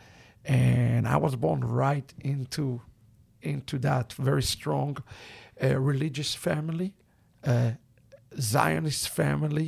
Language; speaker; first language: English; non-native, fluent; Hebrew